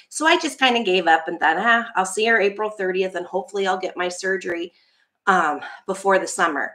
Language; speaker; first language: English; native; English